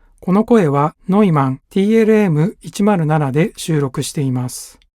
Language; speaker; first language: Japanese; native; Japanese